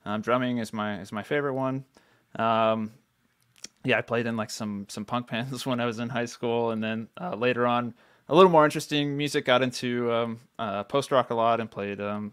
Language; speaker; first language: English; native; English